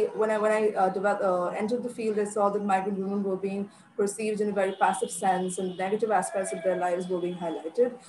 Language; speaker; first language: English; non-native, local second language; Bangla